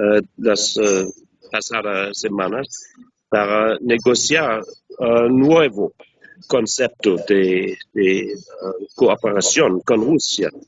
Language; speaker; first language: Spanish; non-native, learner; German